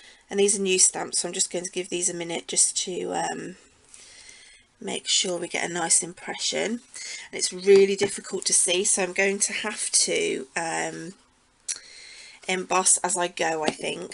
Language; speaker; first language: English; native; English